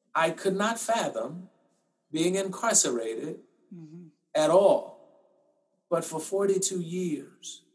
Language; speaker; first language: English; native; English